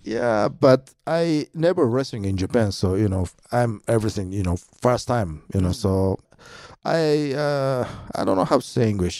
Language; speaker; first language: English; non-native, learner; Japanese